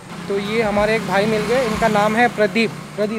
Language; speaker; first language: Hindi; native; Hindi